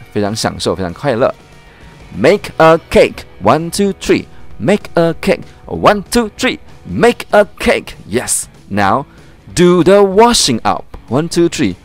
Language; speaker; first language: English; non-native, local second language; Chinese